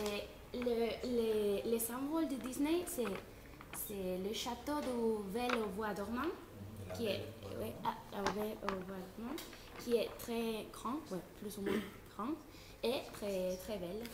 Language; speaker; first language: French; non-native, fluent; Spanish